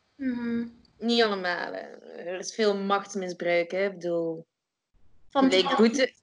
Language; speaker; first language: Dutch; native; Dutch